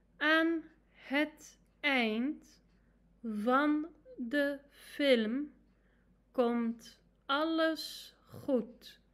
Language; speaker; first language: Dutch; non-native, fluent; Arabic